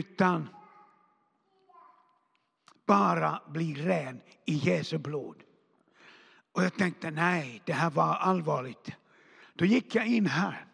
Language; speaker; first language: Swedish; non-native, fluent; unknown